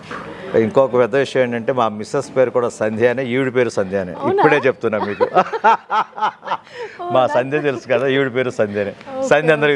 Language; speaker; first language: Telugu; native; Telugu